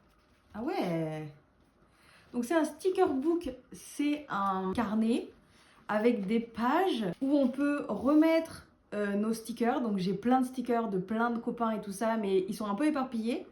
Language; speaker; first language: French; native; French